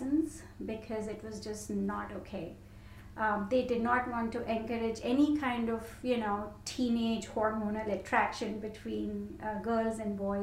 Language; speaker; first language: English; non-native, local second language; Hindi